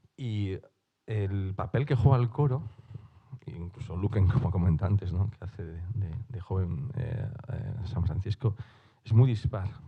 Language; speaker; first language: Spanish; non-native, local second language; Basque